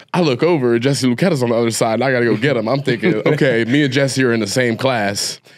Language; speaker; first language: English; native; English